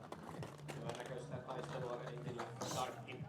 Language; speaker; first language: Finnish; native; Finnish